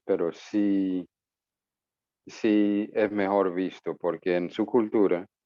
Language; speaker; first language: Spanish; non-native, fluent; English